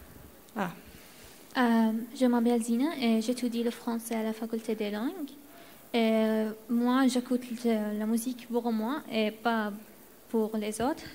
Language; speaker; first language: French; non-native, learner; Arabic